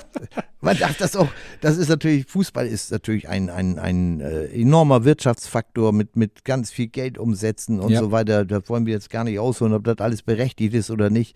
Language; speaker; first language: German; native; German